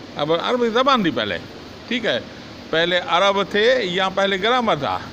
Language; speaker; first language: Urdu; non-native, local second language; Sindhi